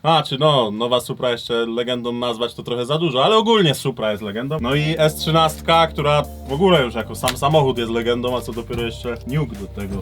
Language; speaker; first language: Polish; native; Polish